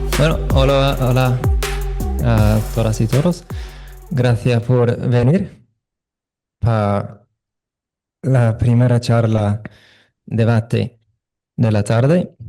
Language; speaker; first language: Spanish; non-native, fluent; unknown